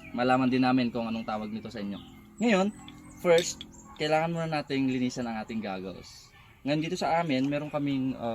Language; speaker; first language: Filipino; non-native, local second language; Iloko